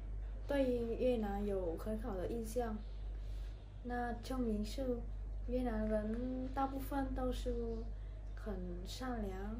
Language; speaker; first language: Chinese; non-native, learner; Vietnamese